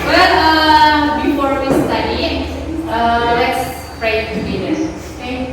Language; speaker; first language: English; non-native, learner; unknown